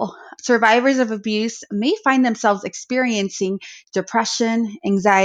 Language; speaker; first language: English; native; English